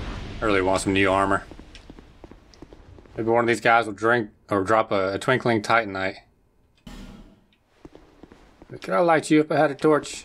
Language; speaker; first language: English; native; English